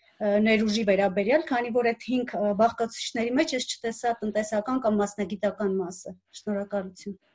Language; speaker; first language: Armenian; native; Armenian